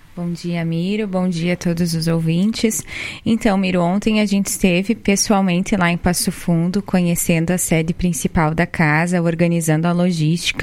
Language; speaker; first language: Portuguese; native; Portuguese